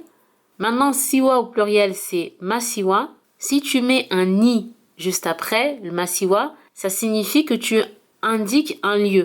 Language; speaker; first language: French; early bilingual, heritage; French